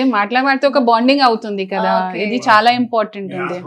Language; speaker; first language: Telugu; non-native, fluent; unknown